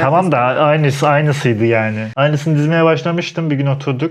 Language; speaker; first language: Turkish; native; Turkish